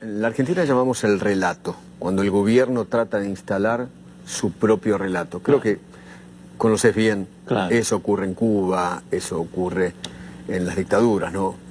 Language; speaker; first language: Spanish; native; Spanish